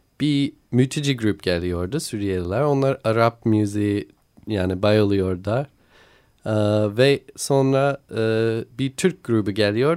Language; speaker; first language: Turkish; non-native, learner; English